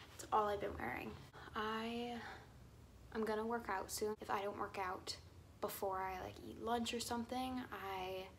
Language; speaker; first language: English; native; English